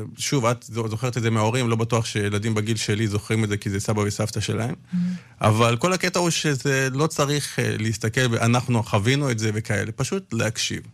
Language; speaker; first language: Hebrew; early bilingual, other home language; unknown